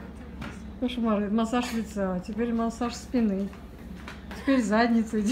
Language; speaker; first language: Russian; native; Russian